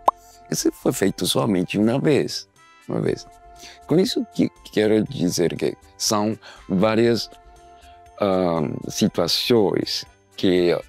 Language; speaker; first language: Portuguese; non-native, learner; Spanish